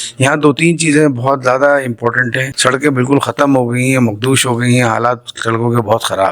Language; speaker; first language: Urdu; native; Urdu